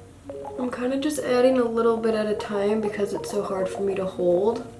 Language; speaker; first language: English; native; English